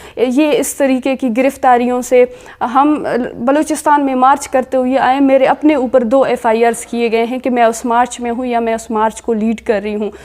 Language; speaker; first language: Urdu; non-native, local second language; Baluchi